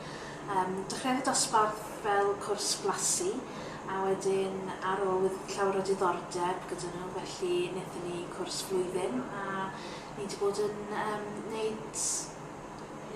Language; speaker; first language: Welsh; non-native, local second language; English